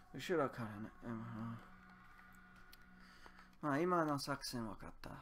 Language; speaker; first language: Japanese; non-native, learner; English